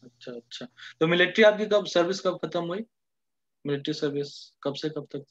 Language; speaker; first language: Hindi; native; Hindi